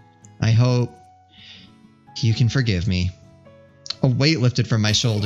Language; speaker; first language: English; native; English